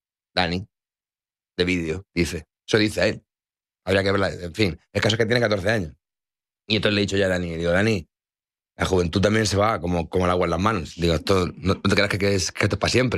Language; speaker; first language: Spanish; native; Spanish